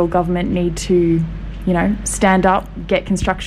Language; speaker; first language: English; native; English